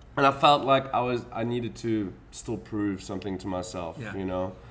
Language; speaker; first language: English; native; English